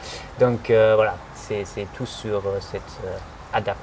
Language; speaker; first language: French; non-native, fluent; German